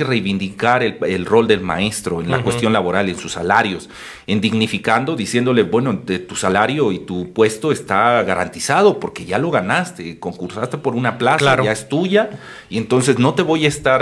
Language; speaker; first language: Spanish; native; Spanish